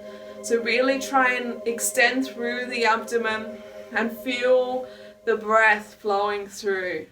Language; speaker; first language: English; native; English